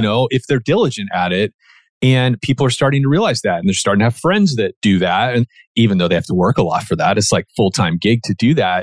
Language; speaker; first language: English; native; English